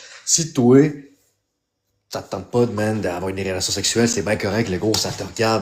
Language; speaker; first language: French; native; French